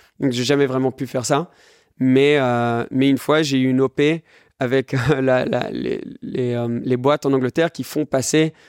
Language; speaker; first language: French; early bilingual, other home language; English